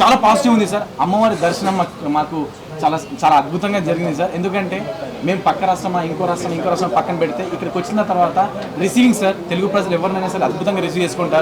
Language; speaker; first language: Telugu; native; Telugu